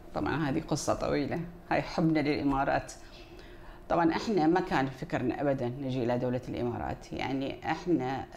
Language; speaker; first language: Arabic; native; Arabic